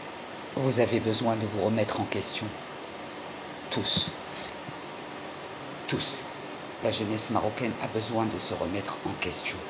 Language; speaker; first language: French; non-native, local second language; Arabic